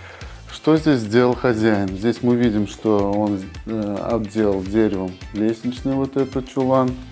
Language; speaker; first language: Russian; native; Russian